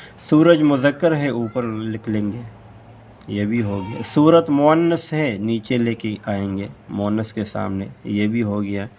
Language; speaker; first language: Urdu; non-native, local second language; Pashto